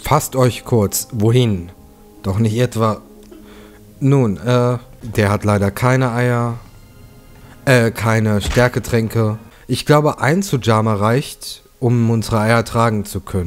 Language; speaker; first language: German; native; German